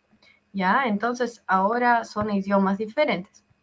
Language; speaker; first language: Spanish; non-native, fluent; Russian